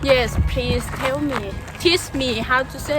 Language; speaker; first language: English; non-native, learner; Thai